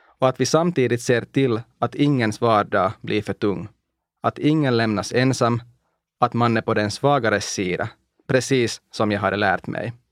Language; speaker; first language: Swedish; non-native, local second language; Finnish